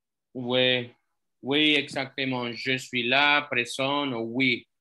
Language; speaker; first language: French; non-native, fluent; Spanish